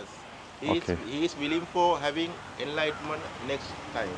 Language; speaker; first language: English; non-native, local second language; Sinhala